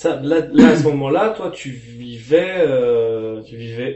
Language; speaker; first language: French; native; French